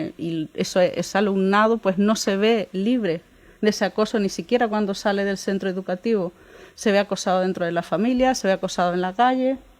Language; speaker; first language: Spanish; native; Spanish